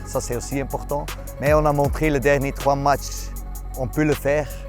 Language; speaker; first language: French; non-native, local second language; Dutch